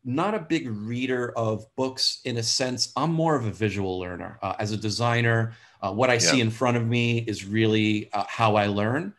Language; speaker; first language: English; native; English